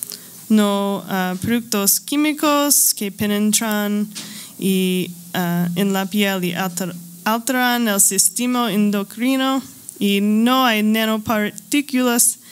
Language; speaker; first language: Spanish; non-native, learner; English